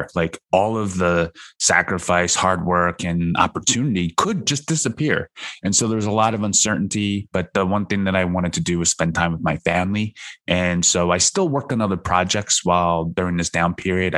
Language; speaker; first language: English; native; English